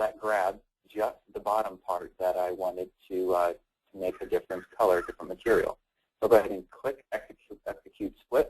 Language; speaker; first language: English; native; English